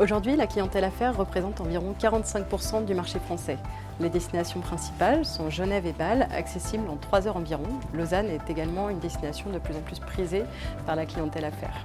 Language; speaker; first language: French; native; French